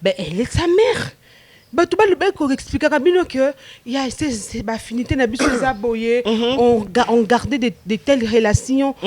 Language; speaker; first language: French; non-native, local second language; Lingala